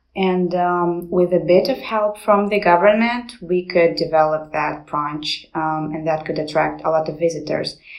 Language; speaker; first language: English; non-native, fluent; Romanian